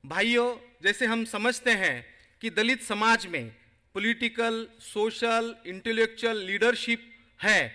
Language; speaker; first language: Hindi; non-native, local second language; Marathi